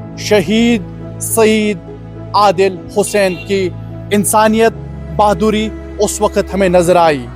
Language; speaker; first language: Hindi; native; Hindi